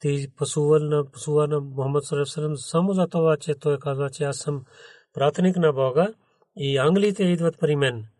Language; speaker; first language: Bulgarian; non-native, learner; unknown